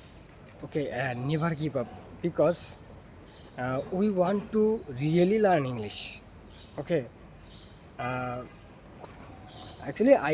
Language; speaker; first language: English; non-native, learner; Bangla